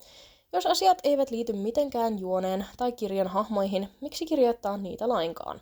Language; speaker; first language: Finnish; native; Finnish